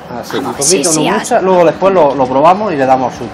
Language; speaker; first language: Spanish; native; Spanish